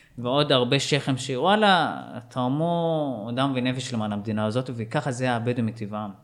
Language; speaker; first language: Hebrew; non-native, local second language; Arabic